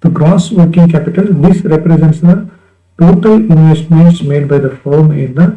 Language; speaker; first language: English; non-native, local second language; Kannada